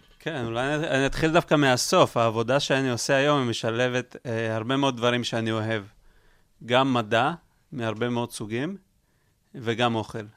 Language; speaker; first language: Hebrew; early bilingual, other home language; Russian